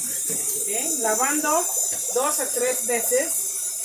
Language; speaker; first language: Spanish; non-native, learner; English